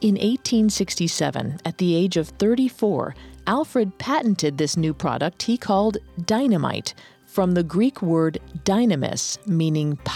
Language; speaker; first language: English; native; English